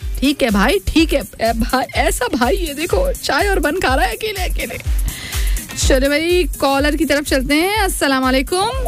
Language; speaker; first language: Urdu; native; Urdu